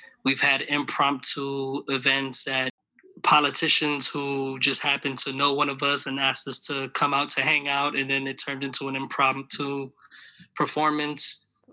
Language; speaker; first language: English; early bilingual, other home language; Spanish